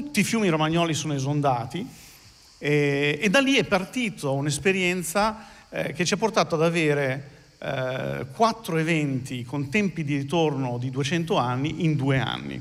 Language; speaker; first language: Italian; native; Italian